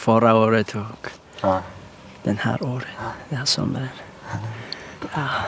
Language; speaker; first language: Swedish; non-native, learner; Persian